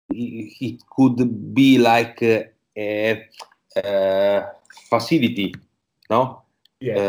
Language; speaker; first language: English; non-native, learner; Italian